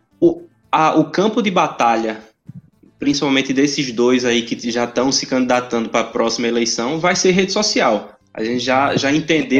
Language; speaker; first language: Portuguese; native; Portuguese